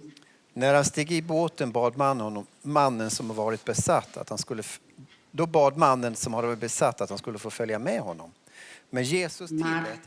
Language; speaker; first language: Swedish; native; Swedish